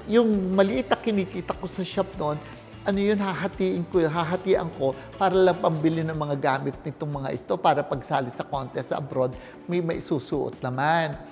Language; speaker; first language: Filipino; native; Filipino